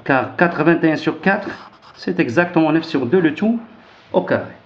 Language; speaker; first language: French; non-native, local second language; Arabic